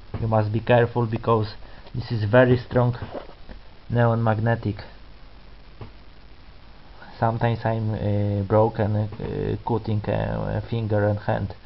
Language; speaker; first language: English; non-native, learner; Polish